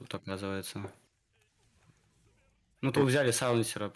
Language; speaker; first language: Russian; native; Russian